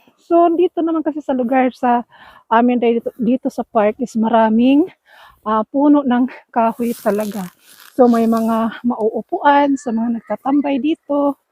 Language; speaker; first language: Filipino; non-native, local second language; Cebuano